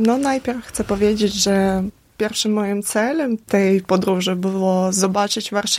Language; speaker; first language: Polish; non-native, learner; Ukrainian